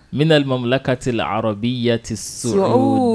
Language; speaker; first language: Arabic; non-native, fluent; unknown